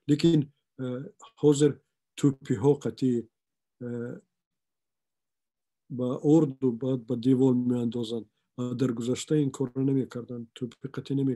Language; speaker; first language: Persian; non-native, local second language; Shughni